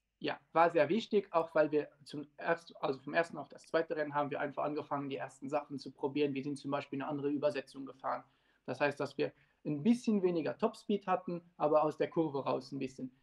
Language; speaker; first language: German; non-native, local second language; Luxembourgish